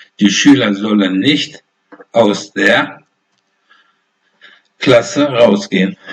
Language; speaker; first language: German; non-native, fluent; Turkish